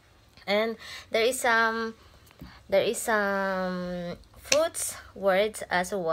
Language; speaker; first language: English; non-native, local second language; Filipino